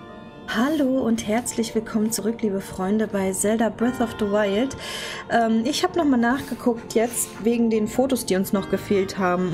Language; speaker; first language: German; native; German